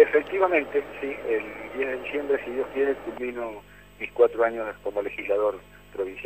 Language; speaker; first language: Spanish; native; Spanish